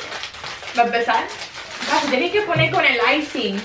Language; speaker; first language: Spanish; early bilingual, heritage; English